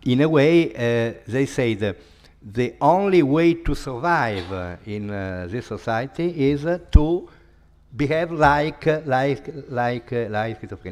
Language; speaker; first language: English; non-native, fluent; Italian